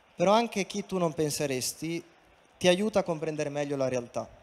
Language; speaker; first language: Italian; native; Italian